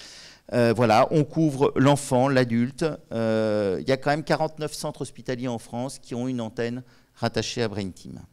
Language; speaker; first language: French; native; French